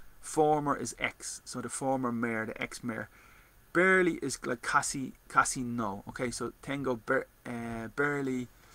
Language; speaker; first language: English; native; English